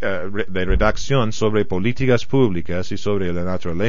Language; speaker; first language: Spanish; non-native, fluent; English